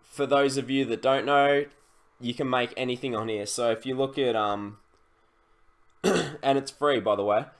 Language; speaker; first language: English; native; English